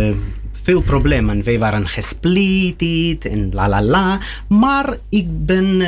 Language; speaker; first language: Dutch; non-native, learner; Russian